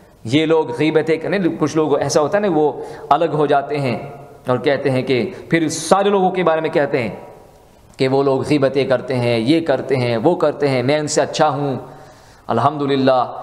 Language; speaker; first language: Hindi; early bilingual, other home language; Urdu